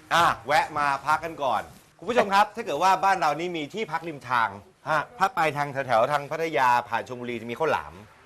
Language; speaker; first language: Thai; native; Thai